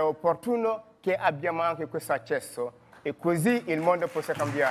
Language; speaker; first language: Italian; non-native, fluent; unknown